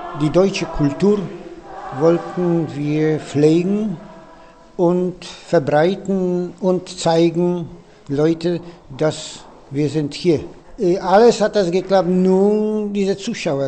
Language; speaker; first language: German; non-native, local second language; Polish